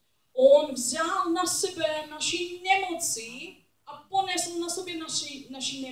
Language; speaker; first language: Czech; non-native, learner; English